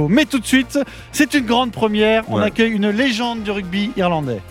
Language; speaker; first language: French; native; French